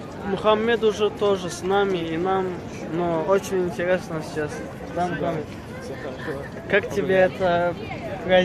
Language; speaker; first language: Russian; non-native, fluent; Azerbaijani